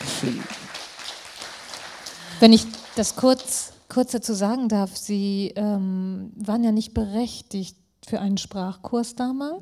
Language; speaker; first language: German; native; German